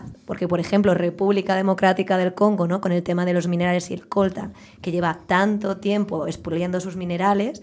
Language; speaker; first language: Spanish; native; Spanish